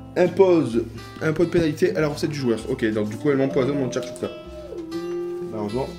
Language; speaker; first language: French; native; French